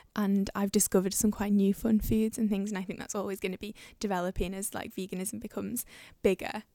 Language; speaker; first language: English; native; English